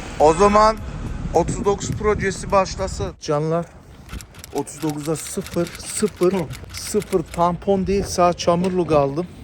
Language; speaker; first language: Turkish; early bilingual, heritage; Turkish